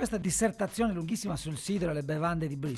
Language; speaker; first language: Italian; native; Italian